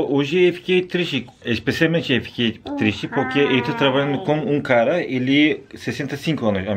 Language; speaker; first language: Portuguese; non-native, learner; Turkish